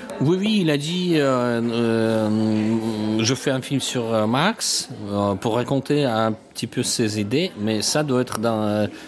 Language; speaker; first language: French; non-native, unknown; Russian